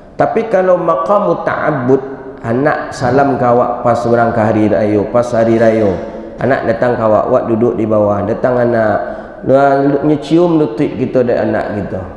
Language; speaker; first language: Malay; non-native, local second language; Minangkabau